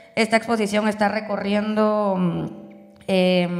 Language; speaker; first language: Spanish; native; Spanish